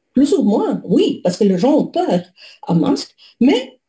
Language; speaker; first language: French; non-native, fluent; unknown